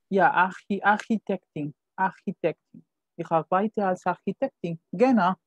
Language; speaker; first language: German; non-native, fluent; Spanish